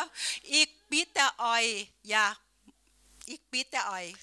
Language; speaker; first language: German; non-native, learner; Thai